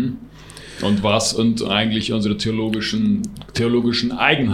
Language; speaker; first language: German; non-native, local second language; Plautdietsch